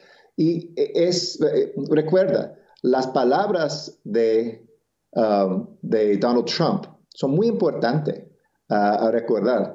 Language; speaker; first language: Spanish; non-native, local second language; English